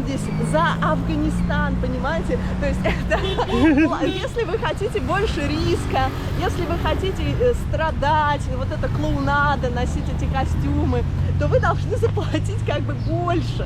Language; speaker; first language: Russian; native; Russian